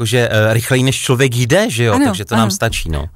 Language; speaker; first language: Czech; native; Czech